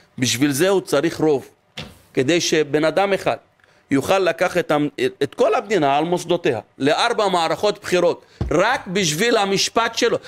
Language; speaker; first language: Hebrew; non-native, local second language; Arabic